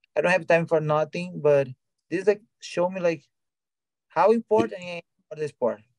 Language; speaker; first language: English; non-native, learner; Portuguese